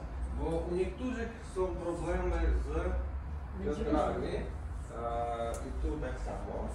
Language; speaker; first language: Polish; non-native, fluent; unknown